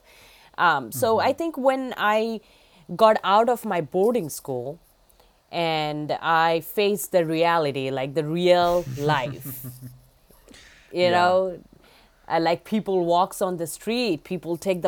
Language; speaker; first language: English; non-native, local second language; Bangla